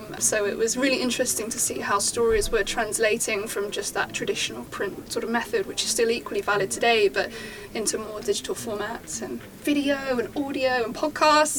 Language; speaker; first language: English; native; English